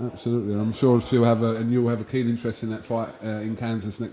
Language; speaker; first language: English; native; English